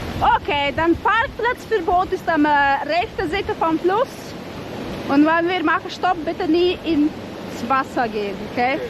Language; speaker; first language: German; non-native, learner; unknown